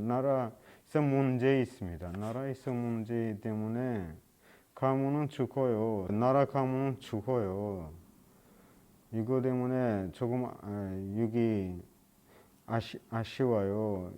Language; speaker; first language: Korean; non-native, learner; Persian